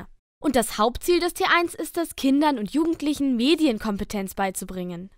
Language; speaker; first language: German; native; German